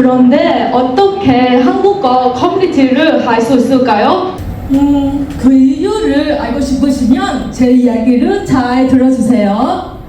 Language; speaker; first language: Korean; non-native, learner; Vietnamese